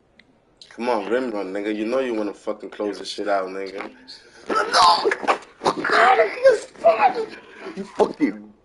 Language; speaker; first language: English; native; English